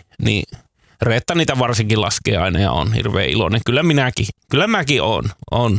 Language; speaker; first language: Finnish; native; Finnish